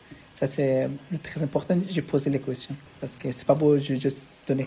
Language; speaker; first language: French; non-native, learner; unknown